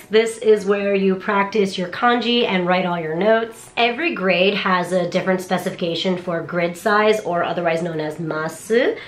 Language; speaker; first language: English; native; English